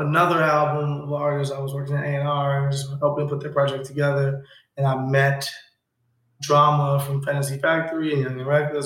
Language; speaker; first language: English; native; English